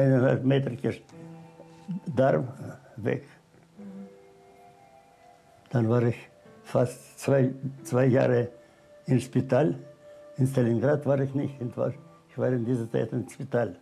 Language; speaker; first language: German; non-native, learner; Russian